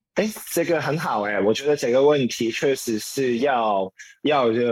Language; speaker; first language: Chinese; non-native, local second language; Cantonese